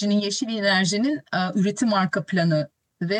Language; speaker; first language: Turkish; native; Turkish